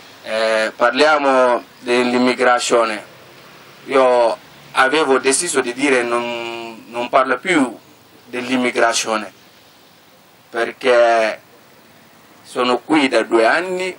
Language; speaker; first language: Italian; non-native, learner; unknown